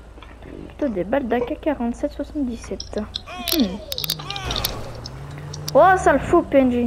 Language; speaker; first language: French; native; French